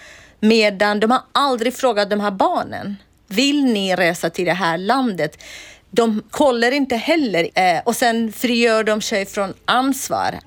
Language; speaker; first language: Swedish; non-native, fluent; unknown